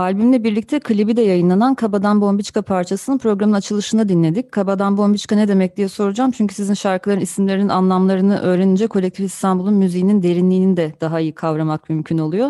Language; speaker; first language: Turkish; native; Turkish